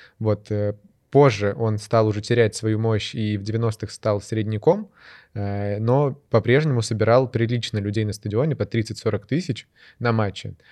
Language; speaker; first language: Russian; native; Russian